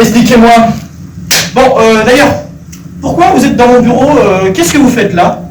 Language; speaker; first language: French; native; French